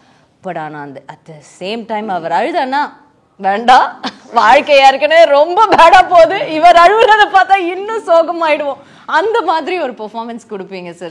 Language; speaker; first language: Tamil; native; Tamil